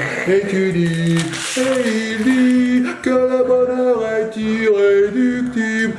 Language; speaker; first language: French; native; French